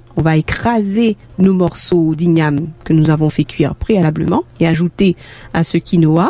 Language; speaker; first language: French; native; French